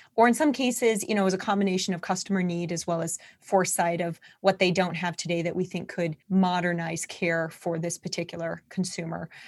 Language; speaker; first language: English; native; English